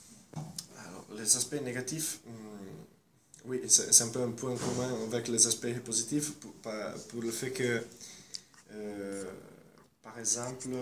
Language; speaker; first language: French; non-native, fluent; Italian